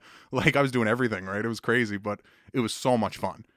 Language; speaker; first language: English; native; English